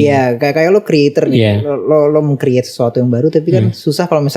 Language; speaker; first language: Indonesian; native; Indonesian